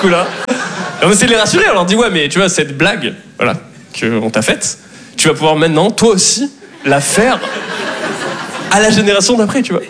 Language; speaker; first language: French; native; French